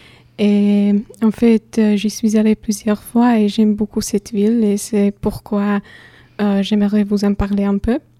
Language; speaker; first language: French; non-native, fluent; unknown